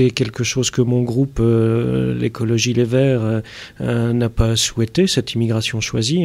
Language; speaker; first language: French; native; French